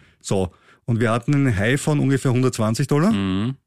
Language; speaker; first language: German; native; German